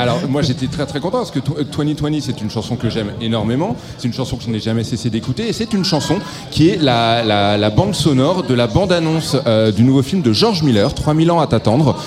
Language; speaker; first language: French; native; French